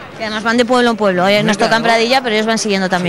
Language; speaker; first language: Spanish; native; Spanish